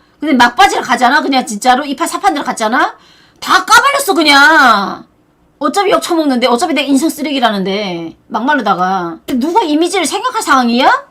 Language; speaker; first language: Korean; native; Korean